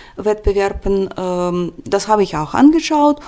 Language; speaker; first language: German; non-native, fluent; Russian